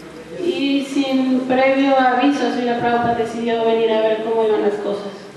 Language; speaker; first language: Spanish; native; Spanish